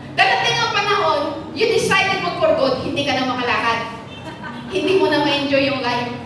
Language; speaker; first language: Filipino; non-native, local second language; Hiligaynon